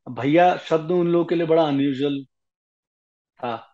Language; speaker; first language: Hindi; native; Hindi